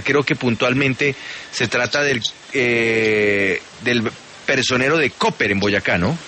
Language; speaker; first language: Spanish; native; Spanish